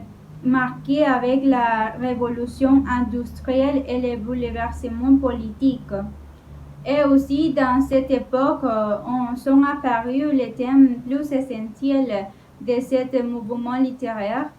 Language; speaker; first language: French; non-native, learner; Spanish